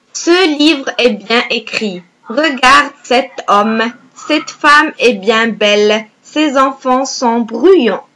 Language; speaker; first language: French; non-native, fluent; Arabic